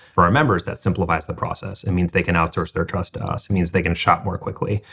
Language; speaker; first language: English; native; English